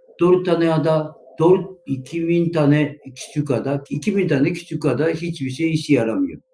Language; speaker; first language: Turkish; non-native, learner; Japanese